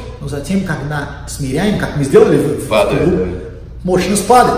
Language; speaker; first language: Russian; non-native, learner; Portuguese